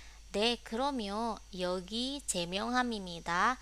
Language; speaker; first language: Korean; non-native, fluent; Indonesian